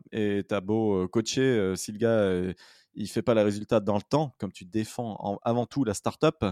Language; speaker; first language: French; native; French